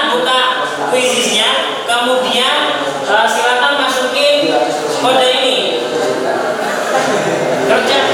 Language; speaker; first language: Indonesian; native; Indonesian